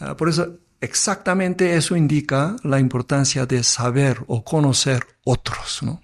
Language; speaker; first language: Spanish; non-native, fluent; Korean